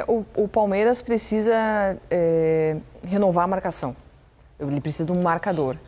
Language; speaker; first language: Portuguese; native; Portuguese